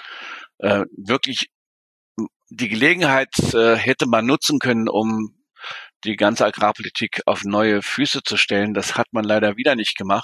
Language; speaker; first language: German; native; German